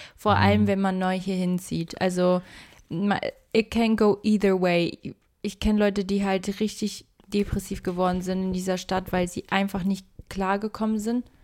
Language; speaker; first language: German; early bilingual, other home language; Portuguese